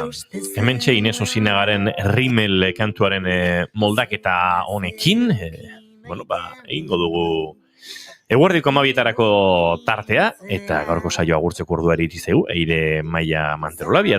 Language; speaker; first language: Basque; native; Basque